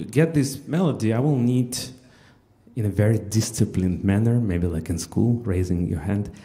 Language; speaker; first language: English; non-native, fluent; Russian